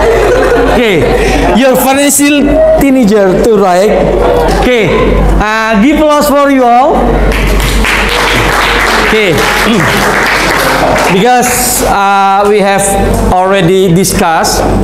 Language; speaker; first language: English; non-native, fluent; Indonesian